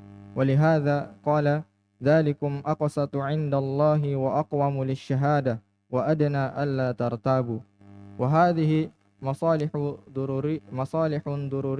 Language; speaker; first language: Arabic; non-native, learner; Indonesian